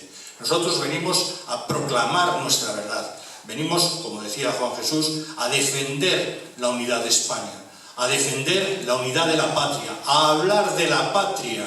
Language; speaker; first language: Spanish; native; Spanish